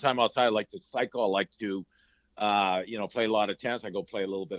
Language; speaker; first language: English; native; English